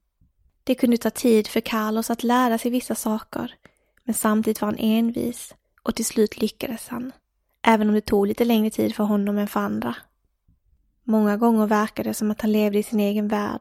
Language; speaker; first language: Swedish; native; Swedish